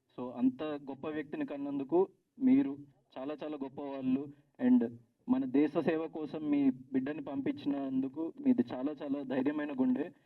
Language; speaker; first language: Telugu; native; Telugu